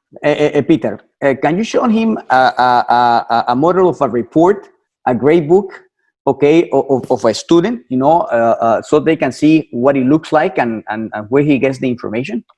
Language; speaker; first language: English; non-native, fluent; Spanish